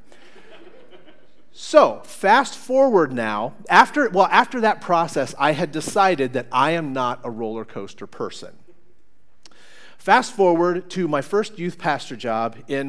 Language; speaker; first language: English; native; English